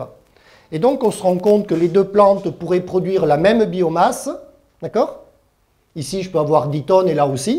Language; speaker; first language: French; early bilingual, other home language; German